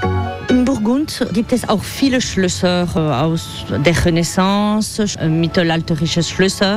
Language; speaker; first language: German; non-native, fluent; French